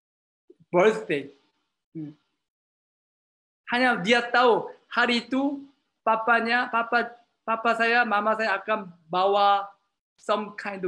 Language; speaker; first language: Indonesian; non-native, learner; Korean